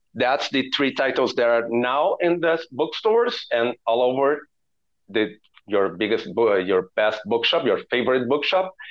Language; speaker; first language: English; non-native, fluent; Portuguese